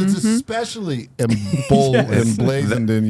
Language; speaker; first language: English; native; English